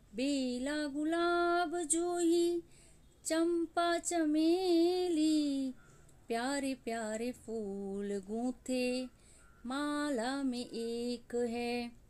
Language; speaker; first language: Hindi; non-native, local second language; Gujarati